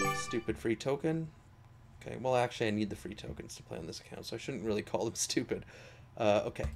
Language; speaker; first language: English; native; English